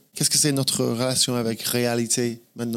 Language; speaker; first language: French; non-native, fluent; English